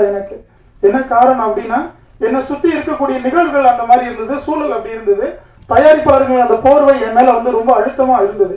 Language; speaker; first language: Tamil; native; Tamil